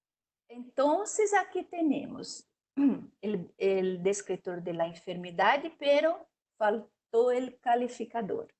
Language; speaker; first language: Spanish; non-native, learner; Portuguese